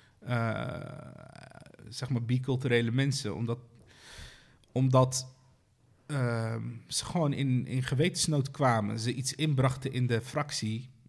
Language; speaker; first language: Dutch; early bilingual, other home language; Arabic